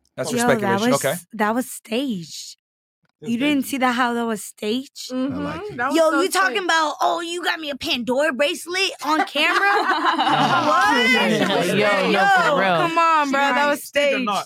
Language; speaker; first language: English; native; English